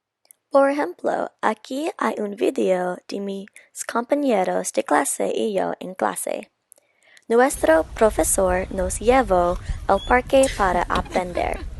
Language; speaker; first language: Spanish; non-native, learner; English